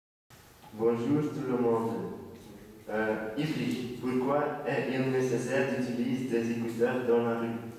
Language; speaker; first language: French; non-native, learner; Dutch